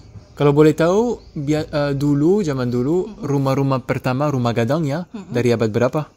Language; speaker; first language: Indonesian; non-native, fluent; French